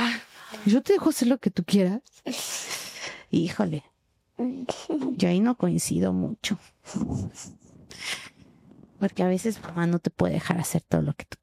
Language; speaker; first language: Spanish; native; Spanish